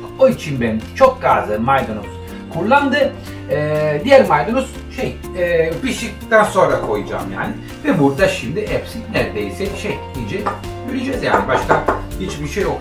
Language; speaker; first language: Turkish; non-native, fluent; Italian